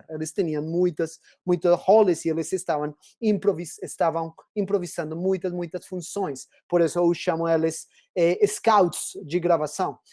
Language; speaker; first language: Portuguese; non-native, fluent; Spanish